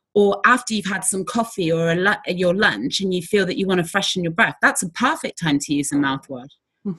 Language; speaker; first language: English; native; English